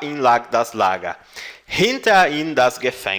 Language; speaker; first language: German; non-native, fluent; Portuguese